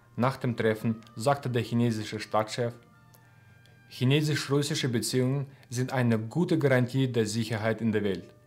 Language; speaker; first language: German; non-native, fluent; Russian